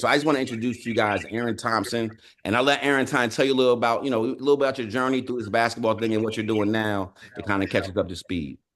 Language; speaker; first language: English; native; English